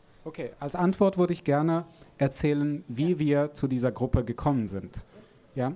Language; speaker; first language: German; non-native, fluent; Arabic